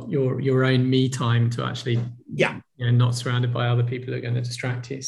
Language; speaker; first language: English; native; English